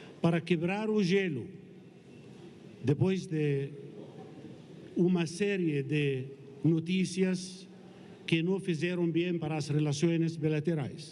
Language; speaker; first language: Portuguese; non-native, fluent; Arabic